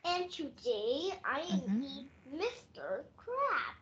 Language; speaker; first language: English; non-native, learner; Vietnamese